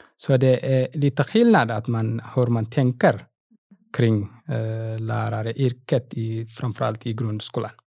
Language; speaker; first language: Swedish; non-native, fluent; Tigrinya